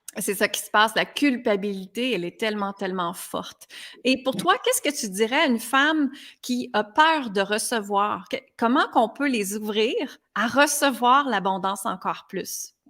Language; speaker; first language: French; native; French